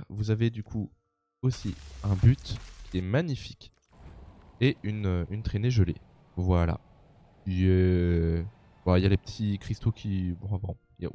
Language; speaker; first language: French; native; French